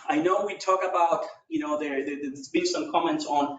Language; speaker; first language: English; non-native, fluent; Spanish